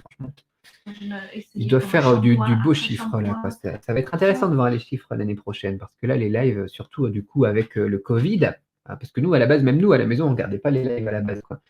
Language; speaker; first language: French; native; French